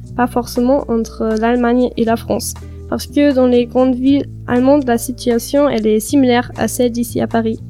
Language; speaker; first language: French; non-native, fluent; German